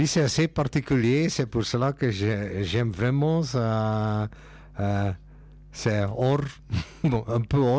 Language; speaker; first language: French; non-native, local second language; Dutch